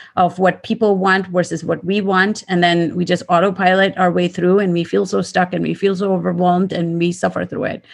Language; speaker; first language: English; non-native, local second language; Gujarati